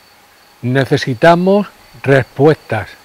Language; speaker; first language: Spanish; native; Spanish